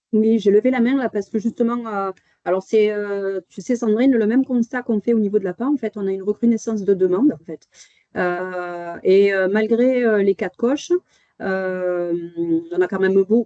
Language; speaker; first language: French; native; French